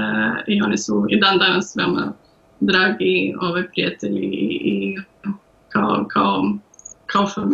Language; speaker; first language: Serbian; early bilingual, heritage; Serbian